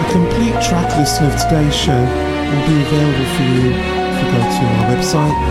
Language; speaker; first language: English; native; English